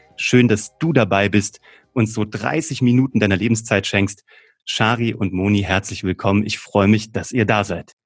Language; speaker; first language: German; native; German